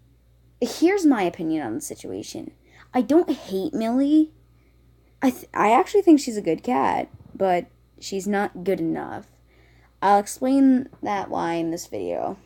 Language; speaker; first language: English; native; English